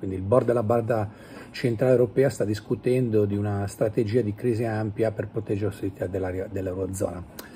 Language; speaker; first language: Italian; native; Italian